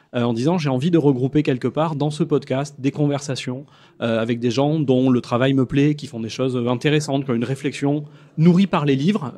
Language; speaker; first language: French; native; French